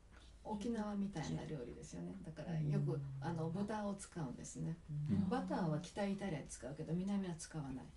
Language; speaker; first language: Japanese; native; Japanese